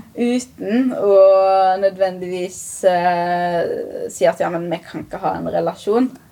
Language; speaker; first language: Norwegian; early bilingual, other home language; Arabic